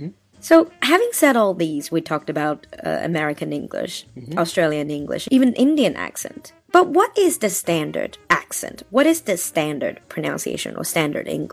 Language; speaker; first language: English; non-native, fluent; Chinese